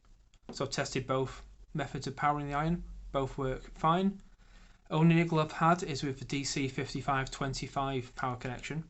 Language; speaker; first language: English; native; English